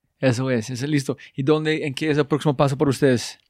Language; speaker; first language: Spanish; non-native, learner; English